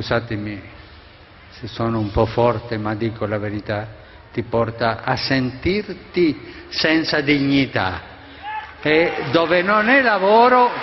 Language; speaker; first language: Italian; non-native, fluent; Spanish